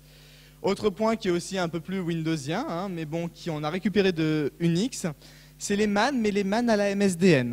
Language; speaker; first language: French; native; French